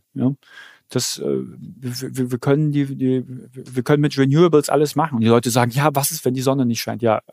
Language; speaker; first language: German; early bilingual, other home language; Polish